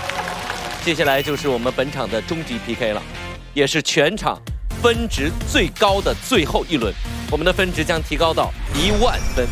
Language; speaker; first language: Chinese; native; Chinese